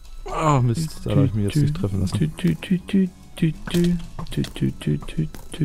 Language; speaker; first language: German; native; German